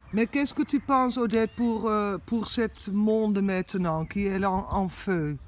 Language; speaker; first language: French; non-native, learner; Dutch